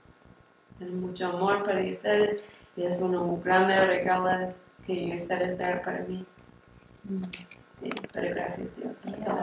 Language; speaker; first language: Spanish; non-native, learner; English